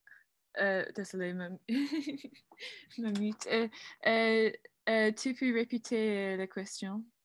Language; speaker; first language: French; non-native, learner; English